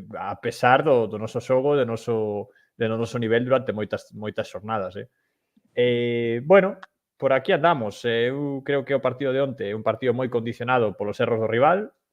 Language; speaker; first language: Galician; non-native, local second language; Spanish